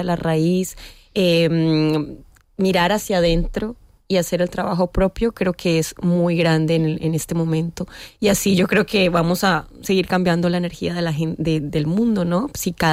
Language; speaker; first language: Spanish; native; Spanish